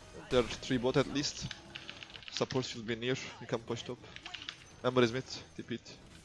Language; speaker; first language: English; non-native, fluent; Turkish